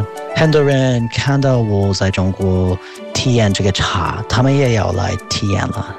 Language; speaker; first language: Chinese; non-native, fluent; English